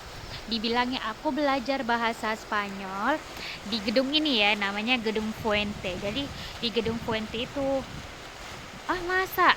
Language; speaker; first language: Indonesian; native; Indonesian